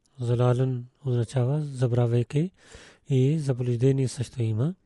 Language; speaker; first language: Bulgarian; non-native, learner; Urdu